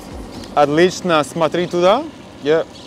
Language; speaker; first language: Russian; non-native, learner; English